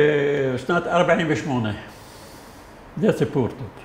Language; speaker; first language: Hebrew; non-native, fluent; Arabic